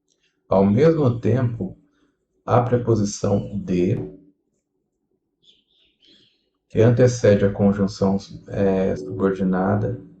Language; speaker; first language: Portuguese; native; Portuguese